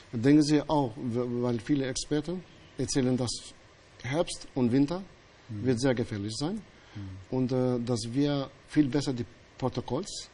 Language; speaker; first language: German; non-native, fluent; Albanian